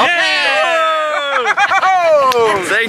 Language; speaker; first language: English; non-native, learner; Russian